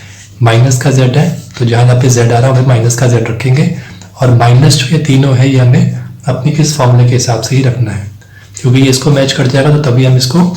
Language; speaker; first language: Hindi; native; Hindi